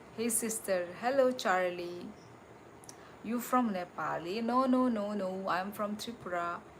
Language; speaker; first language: Hindi; non-native, local second language; Kok Borok